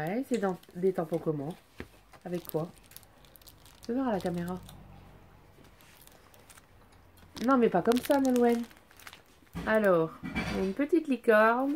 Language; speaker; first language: French; native; French